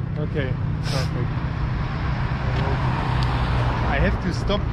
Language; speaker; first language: English; non-native, fluent; German